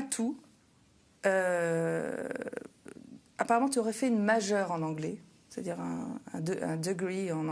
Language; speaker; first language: French; native; French